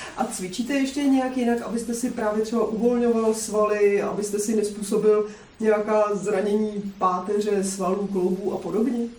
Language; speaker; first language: Czech; native; Czech